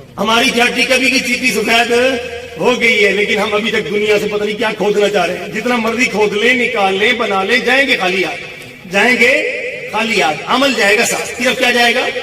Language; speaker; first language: Urdu; non-native, local second language; Punjabi